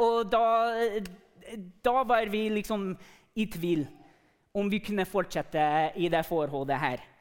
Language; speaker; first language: Norwegian; non-native, fluent; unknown